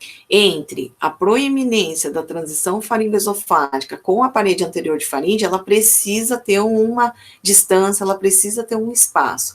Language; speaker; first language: Portuguese; native; Portuguese